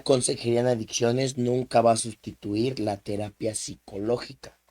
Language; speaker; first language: Spanish; native; Spanish